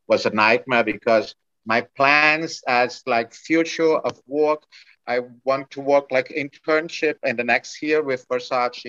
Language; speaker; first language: English; non-native, fluent; Portuguese